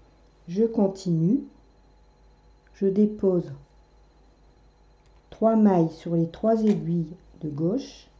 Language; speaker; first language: French; native; French